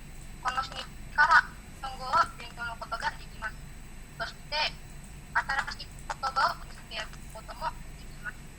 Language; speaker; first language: Japanese; non-native, learner; Indonesian